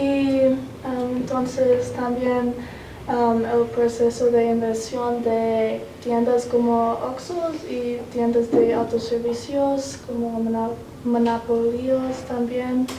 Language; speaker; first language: Spanish; non-native, learner; English